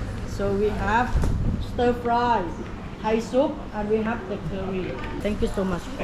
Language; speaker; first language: English; non-native, fluent; Thai